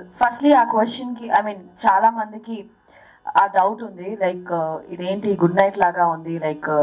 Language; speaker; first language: Telugu; early bilingual, heritage; Telugu